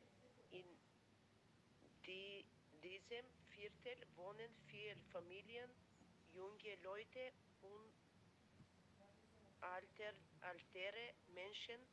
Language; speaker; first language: German; non-native, learner; Macedonian